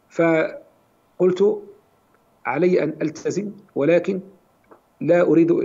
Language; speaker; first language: Arabic; native; Arabic